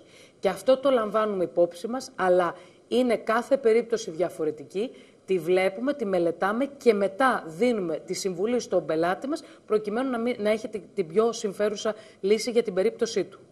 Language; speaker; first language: Greek; native; Greek